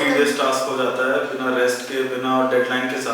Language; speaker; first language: Hindi; native; Hindi